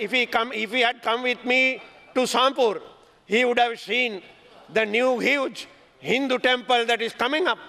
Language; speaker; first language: English; non-native, local second language; Sinhala